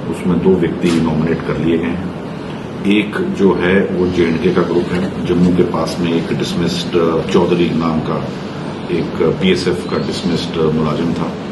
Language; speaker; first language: Hindi; non-native, local second language; Punjabi